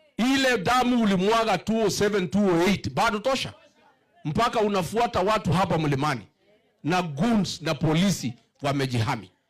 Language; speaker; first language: Swahili; non-native, local second language; Kikuyu